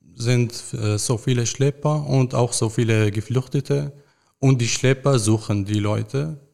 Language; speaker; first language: German; non-native, fluent; Arabic